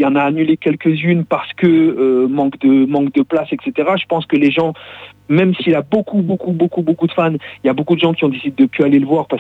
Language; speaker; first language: French; native; French